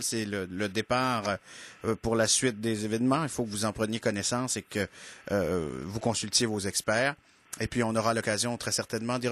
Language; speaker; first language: French; native; French